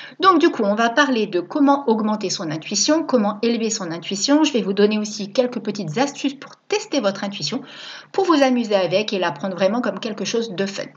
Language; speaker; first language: French; native; French